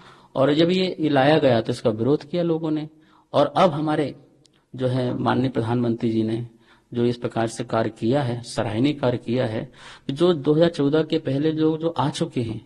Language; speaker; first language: Hindi; native; Hindi